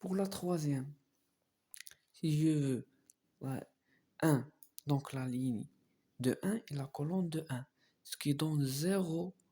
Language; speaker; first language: French; non-native, local second language; Arabic